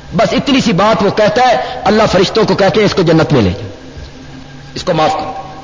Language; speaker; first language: Urdu; non-native, local second language; Punjabi